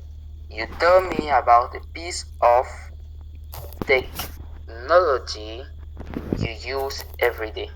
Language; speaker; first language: English; non-native, local second language; French